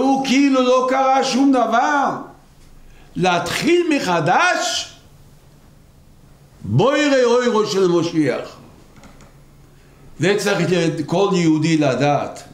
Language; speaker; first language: Hebrew; non-native, local second language; Yiddish